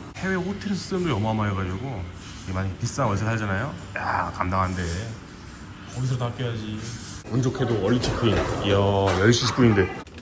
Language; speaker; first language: Korean; native; Korean